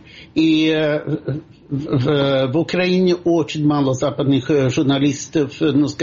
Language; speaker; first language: Russian; non-native, fluent; Swedish